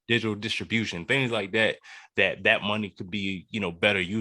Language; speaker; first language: English; native; English